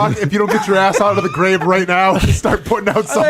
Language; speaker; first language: English; native; English